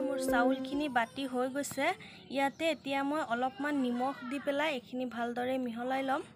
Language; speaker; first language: Assamese; non-native, local second language; Bangla